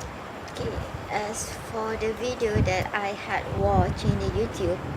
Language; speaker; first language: English; non-native, learner; Malay